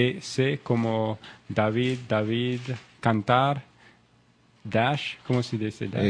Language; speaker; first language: Spanish; non-native, learner; English